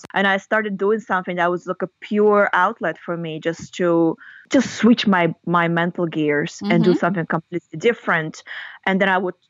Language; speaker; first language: English; non-native, fluent; Russian